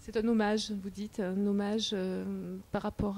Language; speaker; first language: French; native; French